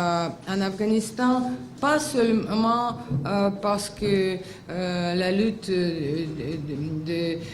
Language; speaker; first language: French; non-native, fluent; Russian